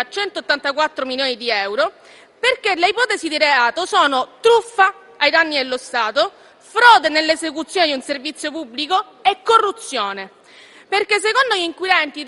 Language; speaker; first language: Italian; native; Italian